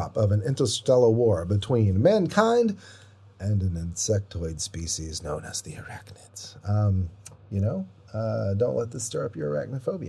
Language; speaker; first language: English; native; English